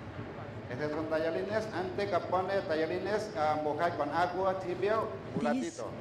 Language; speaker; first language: Spanish; non-native, learner; Thai